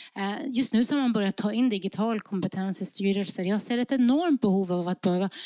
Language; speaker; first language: Swedish; early bilingual, other home language; Norwegian